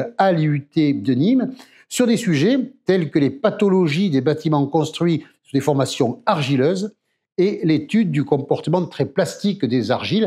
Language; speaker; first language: French; native; French